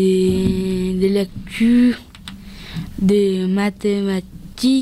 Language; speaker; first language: French; early bilingual, other home language; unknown